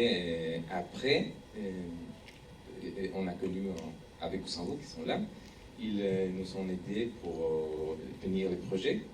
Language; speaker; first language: French; non-native, learner; Spanish